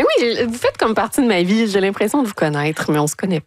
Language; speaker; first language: French; native; French